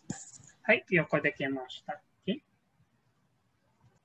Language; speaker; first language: Japanese; non-native, fluent; Filipino